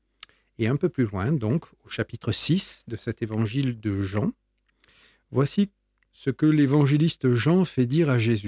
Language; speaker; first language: French; native; French